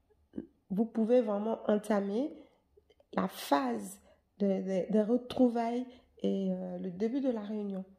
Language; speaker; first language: French; native; French